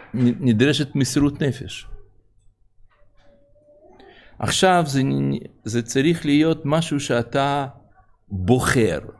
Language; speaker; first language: Hebrew; non-native, fluent; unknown